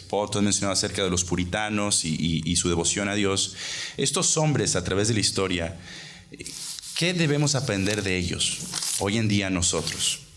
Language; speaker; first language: Spanish; native; Spanish